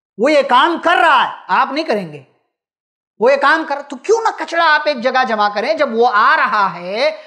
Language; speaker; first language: Hindi; native; Hindi